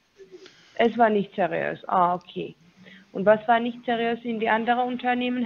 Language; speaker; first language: German; non-native, learner; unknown